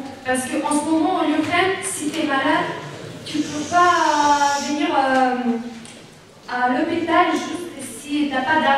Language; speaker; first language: French; non-native, learner; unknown